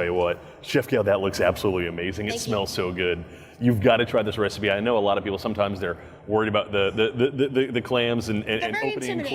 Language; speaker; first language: English; native; English